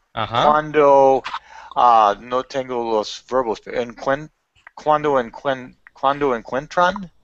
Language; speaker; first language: Spanish; non-native, learner; English